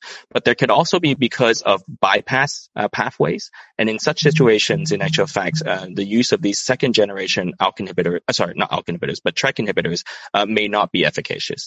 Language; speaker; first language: English; non-native, local second language; Cantonese